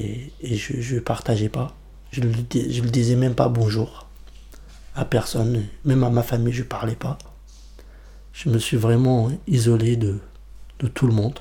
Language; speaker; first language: French; non-native, fluent; Kurdish